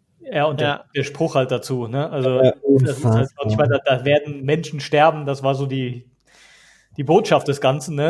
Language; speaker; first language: German; native; German